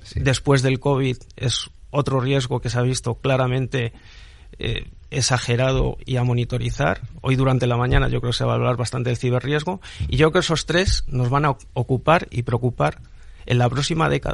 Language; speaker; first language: Spanish; native; Spanish